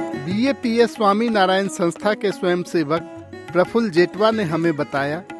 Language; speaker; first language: Hindi; native; Hindi